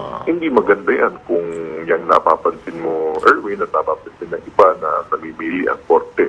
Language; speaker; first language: Filipino; native; Filipino